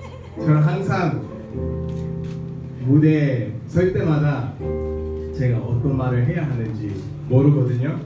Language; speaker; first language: Korean; non-native, fluent; English